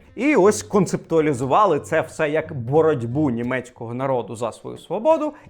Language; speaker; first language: Ukrainian; native; Ukrainian